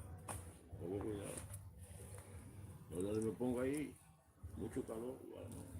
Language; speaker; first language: Spanish; non-native, learner; Romanian